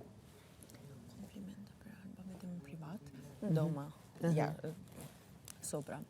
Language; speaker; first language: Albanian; early bilingual, heritage; Italian